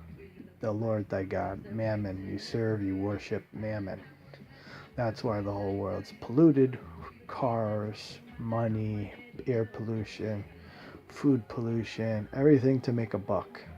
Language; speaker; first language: English; native; English